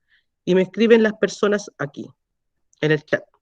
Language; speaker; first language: Spanish; native; Spanish